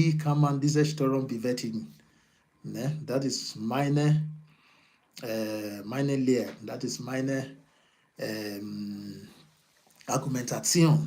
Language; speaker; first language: German; non-native, learner; Yoruba